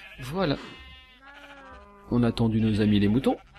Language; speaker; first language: French; native; French